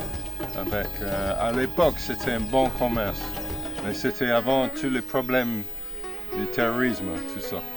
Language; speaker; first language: French; non-native, fluent; English